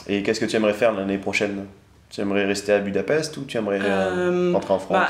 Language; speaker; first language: French; native; French